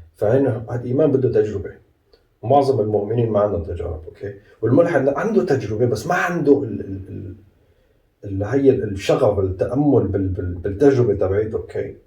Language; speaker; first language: Arabic; native; Arabic